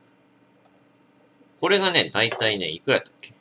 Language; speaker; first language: Japanese; native; Japanese